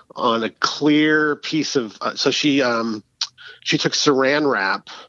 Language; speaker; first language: English; native; English